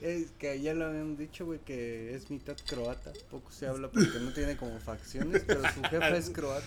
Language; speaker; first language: Spanish; native; Spanish